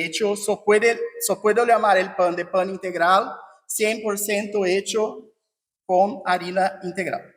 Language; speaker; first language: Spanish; non-native, fluent; Portuguese